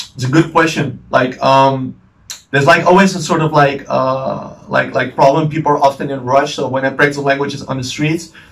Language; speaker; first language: English; non-native, fluent; Dutch